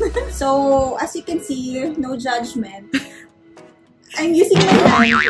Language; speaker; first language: English; non-native, local second language; Cebuano